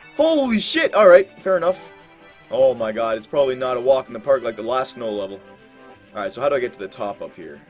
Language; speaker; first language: English; native; English